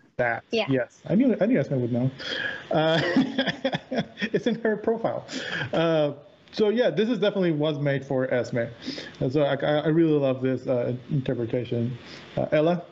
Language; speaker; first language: English; native; English